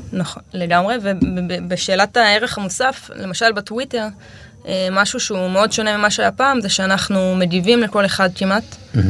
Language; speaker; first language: Hebrew; native; Hebrew